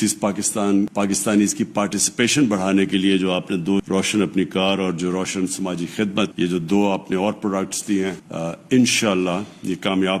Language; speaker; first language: Urdu; native; Urdu